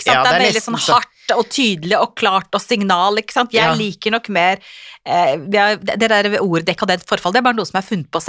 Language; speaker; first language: Norwegian; native; Norwegian